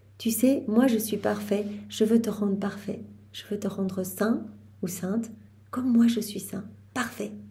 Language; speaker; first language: French; native; French